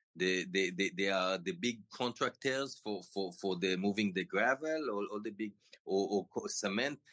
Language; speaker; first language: English; non-native, fluent; Hebrew